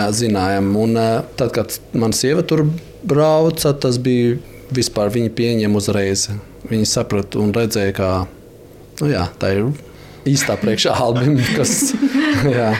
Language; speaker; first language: Latvian; non-native, fluent; Albanian